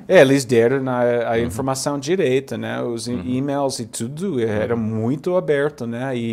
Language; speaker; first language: Portuguese; non-native, fluent; English